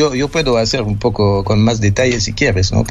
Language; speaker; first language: Spanish; non-native, fluent; French